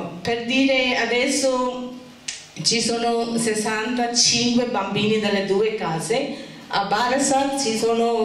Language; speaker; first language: Italian; non-native, learner; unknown